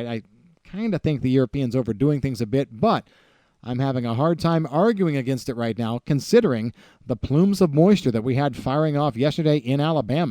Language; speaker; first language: English; native; English